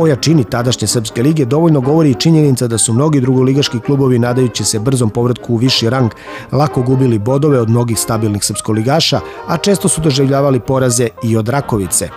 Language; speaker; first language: Serbian; native; Serbian